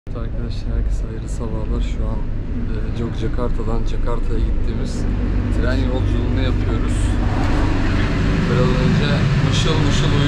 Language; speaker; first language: Turkish; native; Turkish